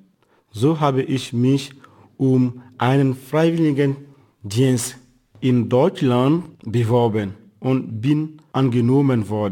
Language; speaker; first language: German; non-native, fluent; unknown